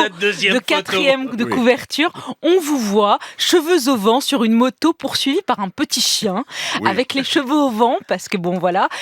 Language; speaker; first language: French; native; French